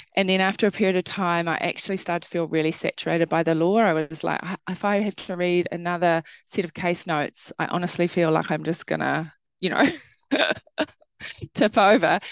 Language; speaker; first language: English; native; English